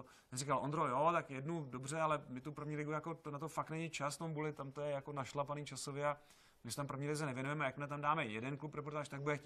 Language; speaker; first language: Czech; native; Czech